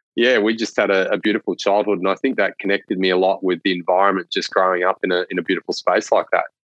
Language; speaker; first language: English; native; English